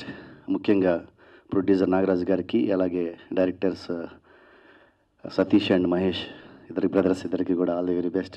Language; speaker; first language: Telugu; native; Telugu